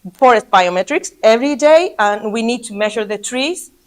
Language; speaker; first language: English; non-native, fluent; Basque